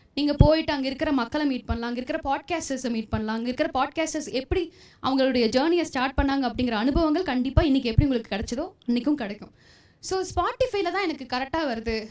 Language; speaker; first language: Tamil; non-native, local second language; Telugu